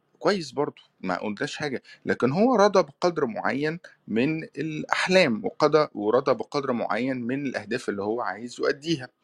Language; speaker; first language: Arabic; native; Arabic